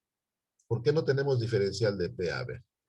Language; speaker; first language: Spanish; native; Spanish